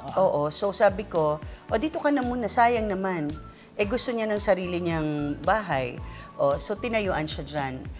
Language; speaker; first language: Filipino; non-native, local second language; Waray